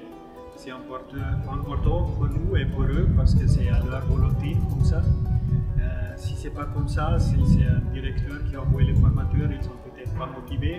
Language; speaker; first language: French; non-native, fluent; German